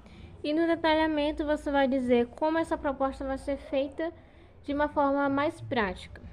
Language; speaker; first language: Portuguese; native; Portuguese